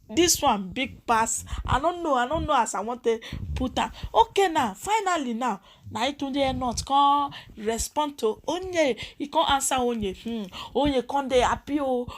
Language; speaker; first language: Nigerian Pidgin; non-native, local second language; Yoruba